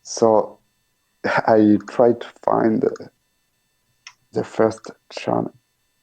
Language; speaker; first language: English; non-native, learner; French